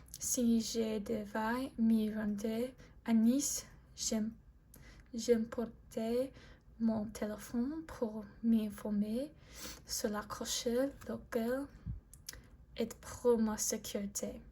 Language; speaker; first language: French; non-native, learner; English